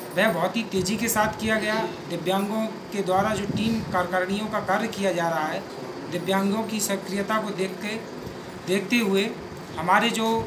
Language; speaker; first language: Hindi; native; Hindi